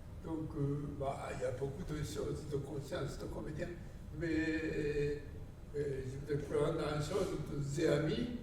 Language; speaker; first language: French; non-native, learner; Japanese